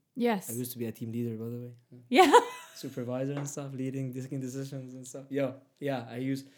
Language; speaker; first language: English; non-native, fluent; Arabic